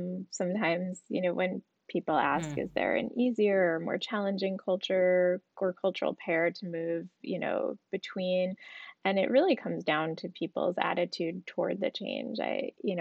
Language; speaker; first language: English; native; English